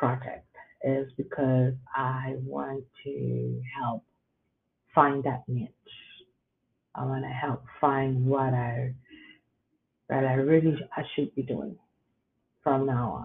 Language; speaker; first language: English; non-native, fluent; Spanish